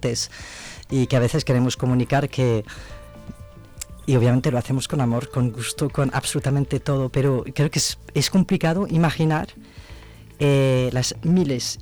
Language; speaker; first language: Spanish; non-native, fluent; French